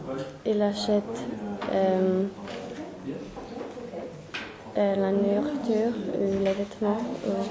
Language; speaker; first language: French; non-native, learner; English